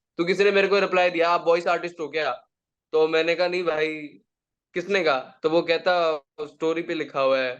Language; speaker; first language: Hindi; native; Hindi